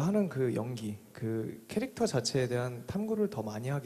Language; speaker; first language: Korean; native; Korean